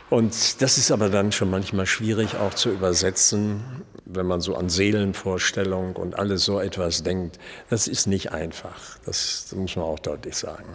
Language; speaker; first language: German; native; German